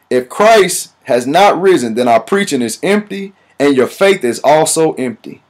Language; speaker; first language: English; native; English